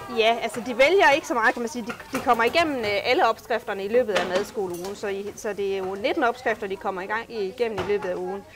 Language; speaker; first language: Danish; native; Danish